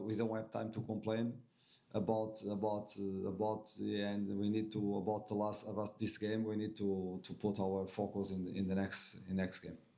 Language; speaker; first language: English; non-native, fluent; Portuguese